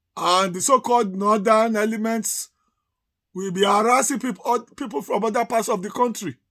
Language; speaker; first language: English; non-native, local second language; Yoruba